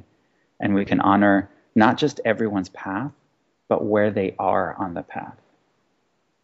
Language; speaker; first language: English; non-native, fluent; Hebrew